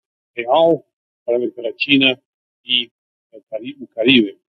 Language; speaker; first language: Portuguese; non-native, fluent; English